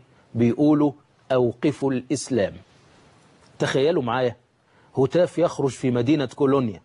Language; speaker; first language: Arabic; native; Arabic